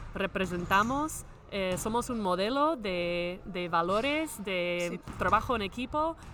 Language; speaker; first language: Spanish; non-native, fluent; English